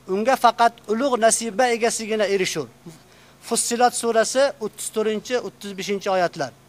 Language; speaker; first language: Uzbek; native; Uzbek